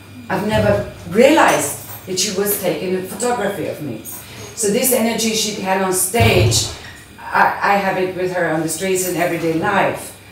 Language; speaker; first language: English; non-native, fluent; German